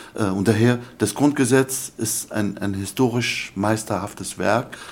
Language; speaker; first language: German; non-native, fluent; Arabic